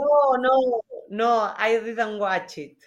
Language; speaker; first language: English; non-native, learner; Spanish